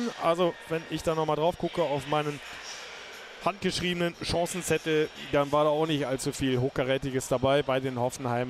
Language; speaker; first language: German; native; German